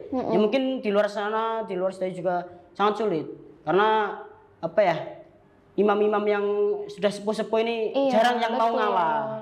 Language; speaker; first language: Indonesian; non-native, local second language; Javanese